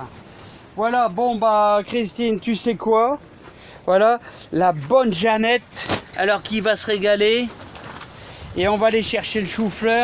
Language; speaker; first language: French; native; French